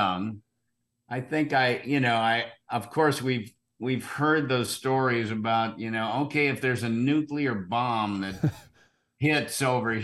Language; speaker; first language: English; native; English